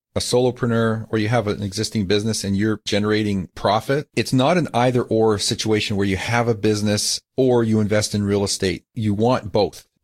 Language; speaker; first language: English; native; English